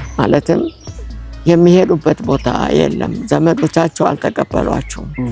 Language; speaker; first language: Amharic; early bilingual, other home language; Finnish